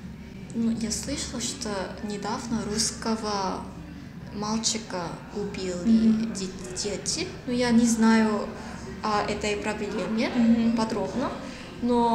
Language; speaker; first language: Russian; non-native, learner; Korean